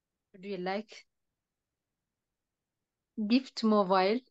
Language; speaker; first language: English; non-native, learner; Tigrinya